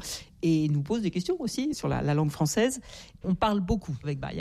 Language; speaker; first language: French; native; French